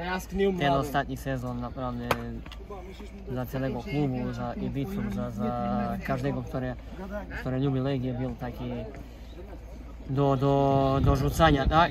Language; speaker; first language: Polish; non-native, fluent; Serbian